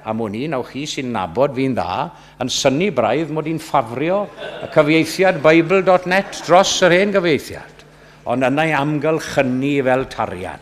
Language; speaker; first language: Welsh; native; Welsh